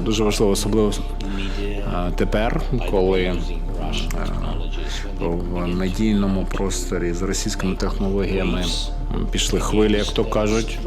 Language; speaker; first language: Ukrainian; non-native, local second language; Russian